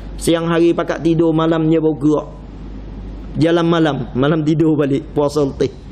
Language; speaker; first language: Malay; non-native, fluent; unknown